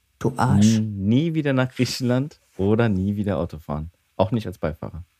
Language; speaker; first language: German; early bilingual, other home language; Greek